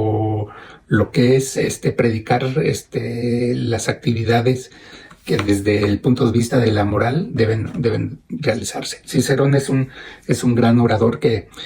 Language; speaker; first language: Spanish; native; Spanish